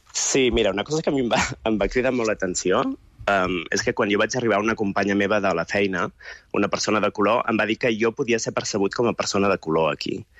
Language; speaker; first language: Catalan; native; Catalan